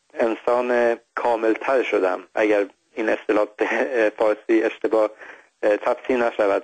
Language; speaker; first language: Persian; non-native, fluent; Swedish